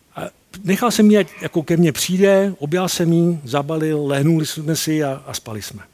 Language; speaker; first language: Czech; native; Czech